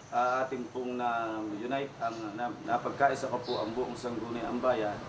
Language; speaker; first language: Filipino; native; Filipino